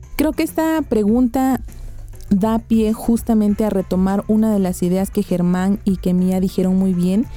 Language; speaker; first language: Spanish; native; Spanish